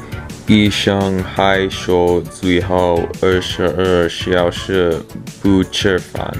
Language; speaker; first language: Chinese; non-native, learner; English